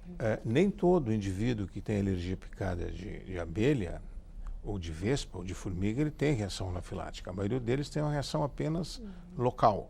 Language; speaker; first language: Portuguese; native; Portuguese